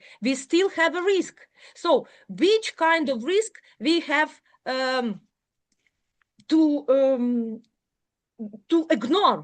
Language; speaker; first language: English; non-native, learner; Ukrainian